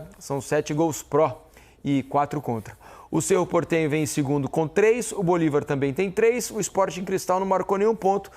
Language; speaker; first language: Portuguese; native; Portuguese